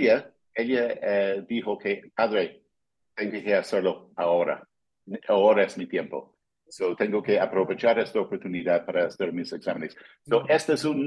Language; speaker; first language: Spanish; non-native, fluent; English